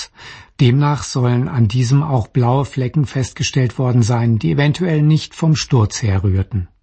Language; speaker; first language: German; native; German